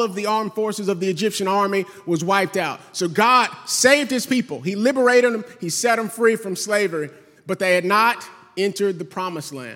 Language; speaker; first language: English; native; English